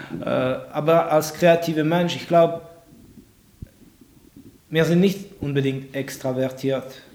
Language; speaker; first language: German; non-native, local second language; French